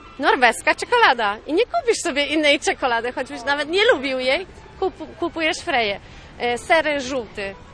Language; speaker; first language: Polish; native; Polish